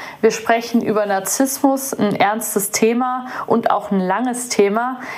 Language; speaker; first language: German; native; German